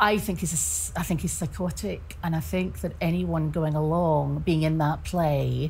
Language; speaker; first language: English; native; English